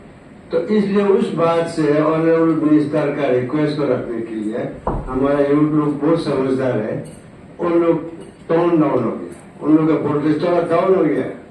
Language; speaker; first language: Hindi; non-native, local second language; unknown